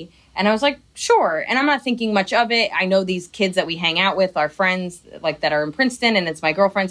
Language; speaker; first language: English; native; English